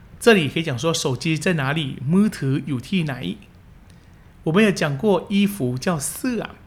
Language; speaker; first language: Chinese; early bilingual, heritage; Chinese